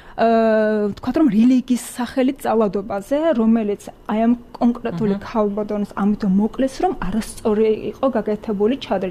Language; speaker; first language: Georgian; non-native, local second language; Azerbaijani